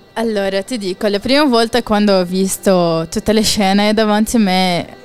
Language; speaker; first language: Italian; non-native, fluent; Arabic